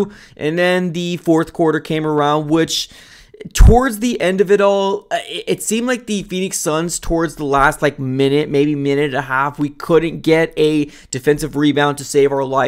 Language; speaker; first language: English; native; English